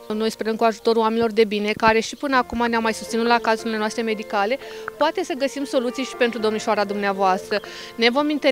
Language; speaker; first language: Romanian; native; Romanian